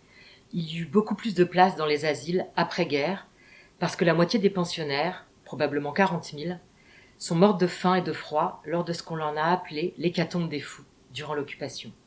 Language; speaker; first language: French; native; French